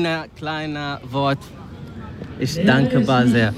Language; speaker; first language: German; non-native, learner; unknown